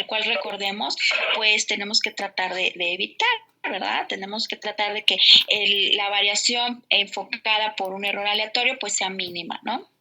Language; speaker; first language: Spanish; native; Spanish